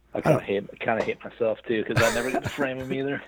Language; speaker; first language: English; native; English